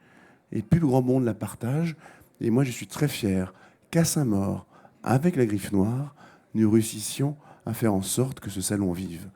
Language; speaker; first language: French; native; French